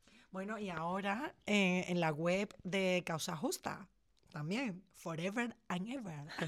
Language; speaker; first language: Spanish; native; Spanish